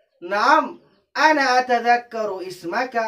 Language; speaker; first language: Arabic; non-native, fluent; Urdu